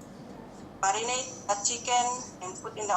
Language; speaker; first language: English; non-native, learner; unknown